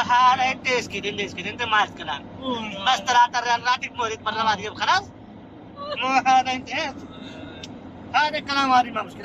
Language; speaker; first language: Arabic; non-native, learner; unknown